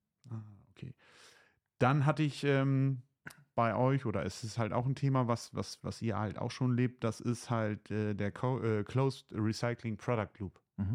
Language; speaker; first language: German; native; German